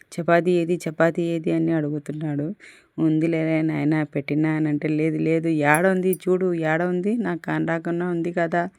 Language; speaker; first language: Telugu; non-native, local second language; Urdu